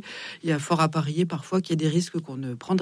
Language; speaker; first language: French; native; French